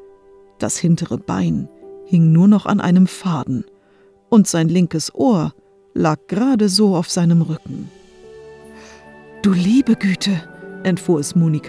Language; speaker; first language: German; native; German